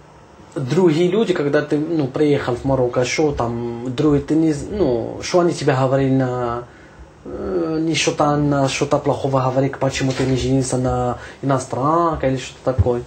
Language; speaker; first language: Russian; non-native, learner; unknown